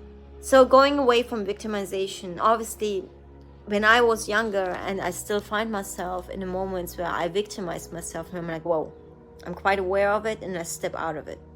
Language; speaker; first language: English; non-native, fluent; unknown